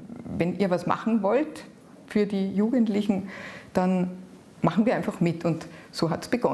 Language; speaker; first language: German; native; German